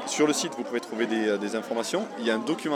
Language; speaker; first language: French; native; French